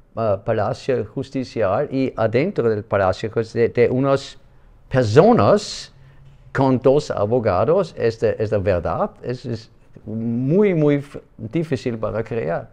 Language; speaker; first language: Spanish; non-native, learner; German